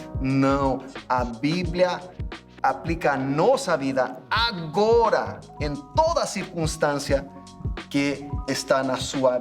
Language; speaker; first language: Portuguese; non-native, fluent; English